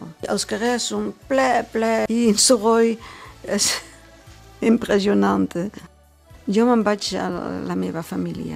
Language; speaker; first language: Catalan; non-native, learner; Dutch